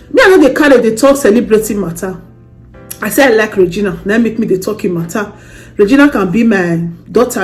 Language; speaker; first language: Nigerian Pidgin; native; Nigerian Pidgin